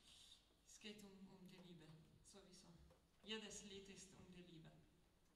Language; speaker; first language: German; non-native, learner; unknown